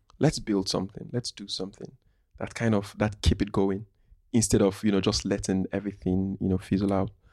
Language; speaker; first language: English; non-native, local second language; Igbo